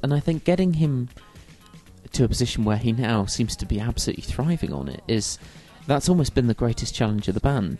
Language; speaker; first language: English; native; English